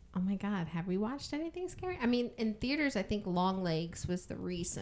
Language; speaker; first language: English; native; English